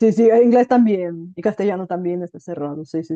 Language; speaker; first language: Spanish; non-native, fluent; Bulgarian